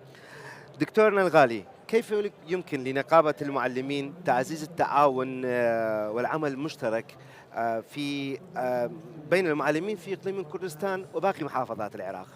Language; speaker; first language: Arabic; non-native, local second language; Kurdish